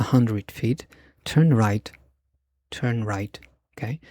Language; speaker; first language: English; non-native, fluent; Albanian